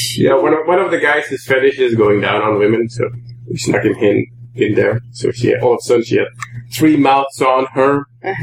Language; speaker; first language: English; native; English